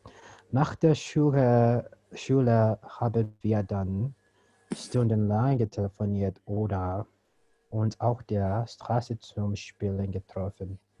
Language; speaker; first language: German; non-native, learner; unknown